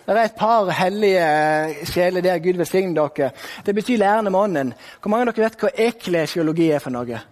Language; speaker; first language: Norwegian; native; Norwegian